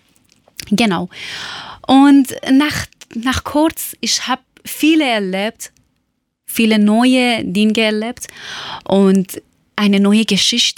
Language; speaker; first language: German; non-native, learner; Persian